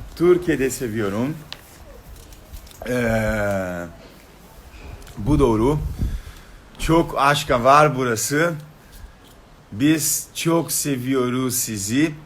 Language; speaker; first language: Turkish; non-native, learner; Portuguese